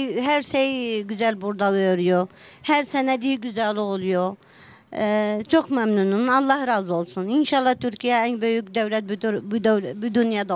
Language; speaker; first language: Turkish; early bilingual, heritage; Turkish